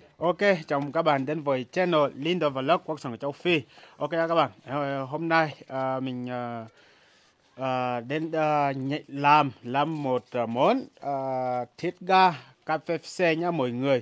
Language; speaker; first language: Vietnamese; non-native, fluent; Portuguese